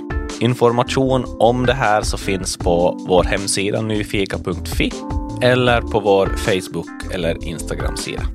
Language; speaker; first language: Swedish; native; Swedish